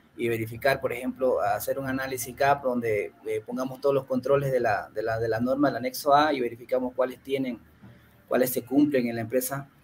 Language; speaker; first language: Spanish; native; Spanish